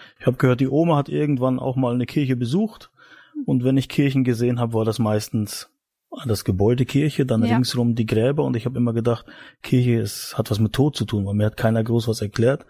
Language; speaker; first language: German; native; German